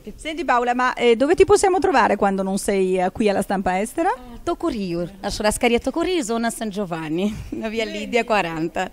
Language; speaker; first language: Italian; native; Italian